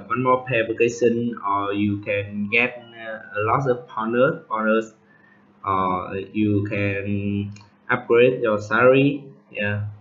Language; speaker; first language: English; non-native, learner; Vietnamese